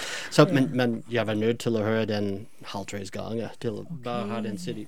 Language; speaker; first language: Norwegian; non-native, fluent; English